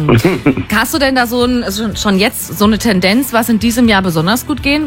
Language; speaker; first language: German; native; German